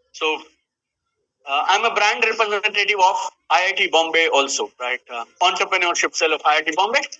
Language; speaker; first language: English; non-native, local second language; Hindi